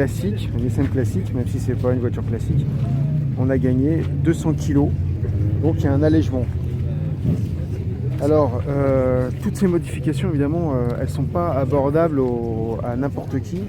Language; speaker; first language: French; native; French